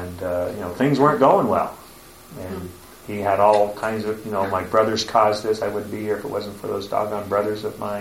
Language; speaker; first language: English; native; English